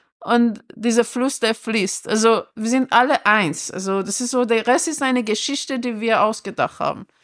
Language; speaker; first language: German; non-native, fluent; Persian